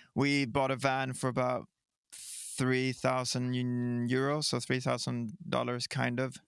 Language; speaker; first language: English; non-native, fluent; Swedish